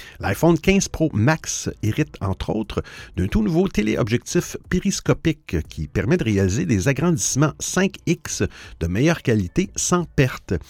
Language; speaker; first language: French; native; French